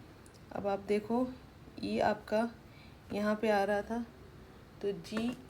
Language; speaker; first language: Hindi; native; Hindi